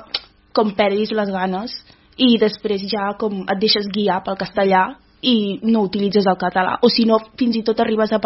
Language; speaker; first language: Catalan; early bilingual, other home language; Wolof